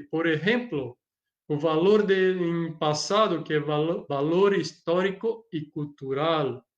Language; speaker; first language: Spanish; non-native, learner; Portuguese